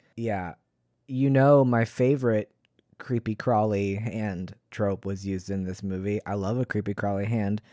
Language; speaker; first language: English; native; English